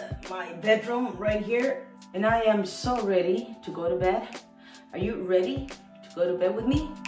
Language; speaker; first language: English; non-native, fluent; Spanish